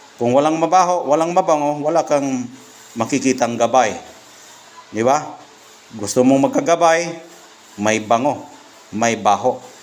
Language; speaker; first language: Filipino; non-native, local second language; Cebuano